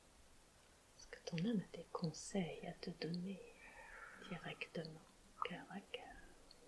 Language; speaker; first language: French; native; French